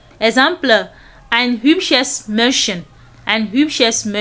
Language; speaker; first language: German; non-native, learner; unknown